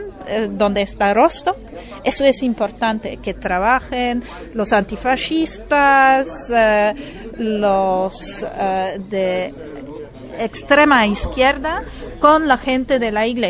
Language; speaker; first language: Spanish; non-native, fluent; German